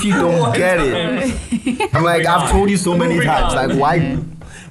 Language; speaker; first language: English; non-native, local second language; Yoruba